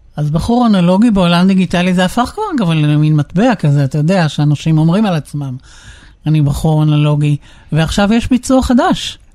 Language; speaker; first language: Hebrew; native; Hebrew